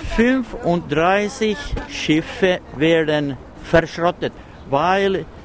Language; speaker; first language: German; non-native, fluent; Swedish